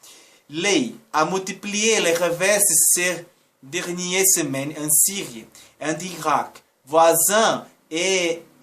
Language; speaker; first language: French; non-native, learner; Portuguese